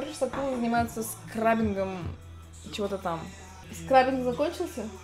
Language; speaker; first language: Russian; native; Russian